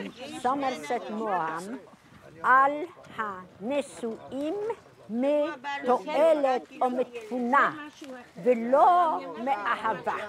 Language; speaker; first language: Hebrew; non-native, fluent; Polish